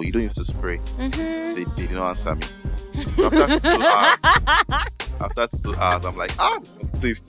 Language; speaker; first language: English; non-native, local second language; Yoruba